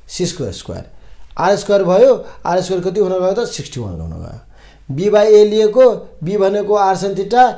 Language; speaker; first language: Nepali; non-native, local second language; Maithili